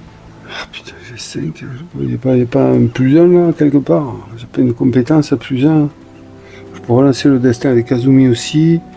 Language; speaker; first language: French; native; French